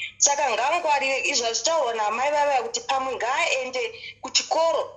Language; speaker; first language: Shona; early bilingual, other home language; Nyanja